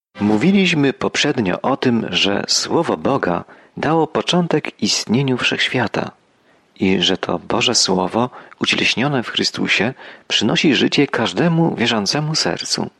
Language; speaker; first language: Polish; native; Polish